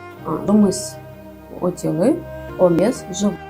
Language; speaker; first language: Kazakh; non-native, local second language; Russian